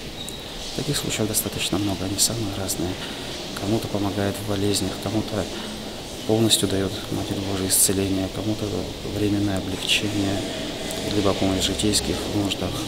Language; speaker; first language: Russian; native; Russian